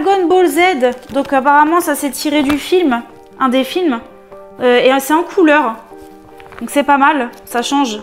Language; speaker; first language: French; native; French